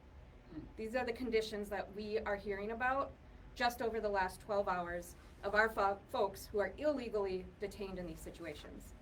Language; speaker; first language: English; native; English